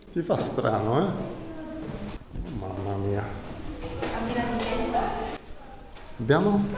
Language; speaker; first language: Italian; native; Italian